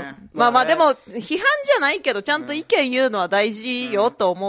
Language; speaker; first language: Japanese; native; Japanese